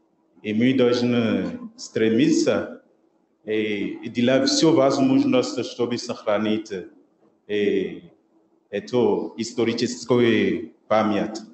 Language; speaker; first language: Russian; non-native, local second language; French